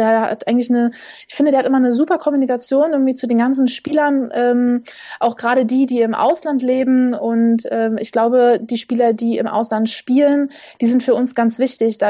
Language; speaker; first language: German; native; German